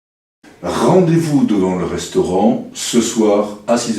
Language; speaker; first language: French; native; French